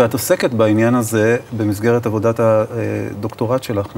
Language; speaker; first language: Hebrew; native; Hebrew